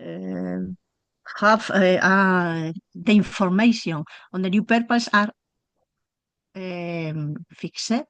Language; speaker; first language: English; non-native, learner; Spanish